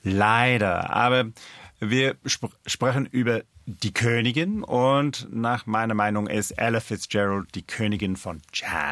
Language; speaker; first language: German; non-native, fluent; English